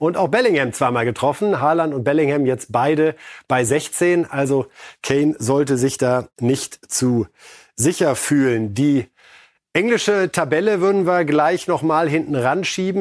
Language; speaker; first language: German; native; German